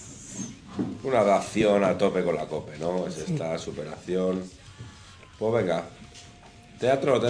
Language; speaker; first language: Spanish; native; Spanish